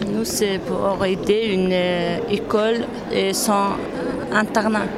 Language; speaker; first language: French; non-native, learner; Mongolian